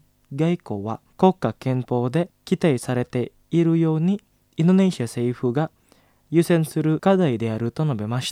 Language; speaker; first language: Japanese; non-native, fluent; Indonesian